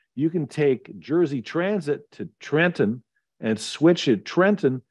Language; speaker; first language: English; native; English